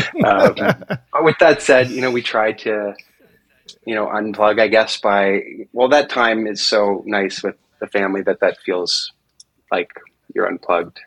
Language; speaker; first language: English; native; English